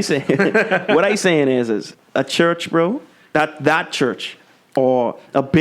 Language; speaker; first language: English; native; English